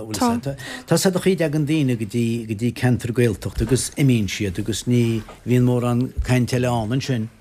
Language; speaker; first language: Irish; native; Irish